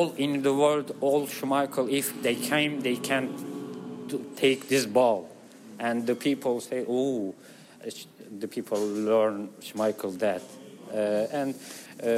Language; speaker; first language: English; non-native, learner; Turkish